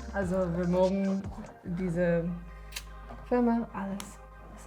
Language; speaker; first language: German; non-native, learner; English